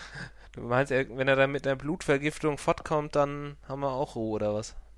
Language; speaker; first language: German; native; German